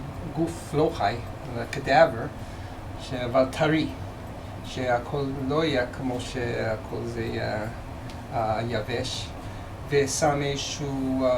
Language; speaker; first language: Hebrew; non-native, fluent; English